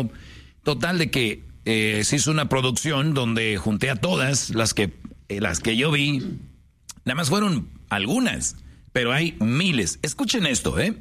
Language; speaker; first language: Spanish; native; Spanish